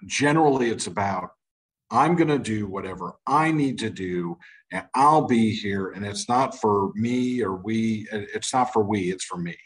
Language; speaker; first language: English; native; English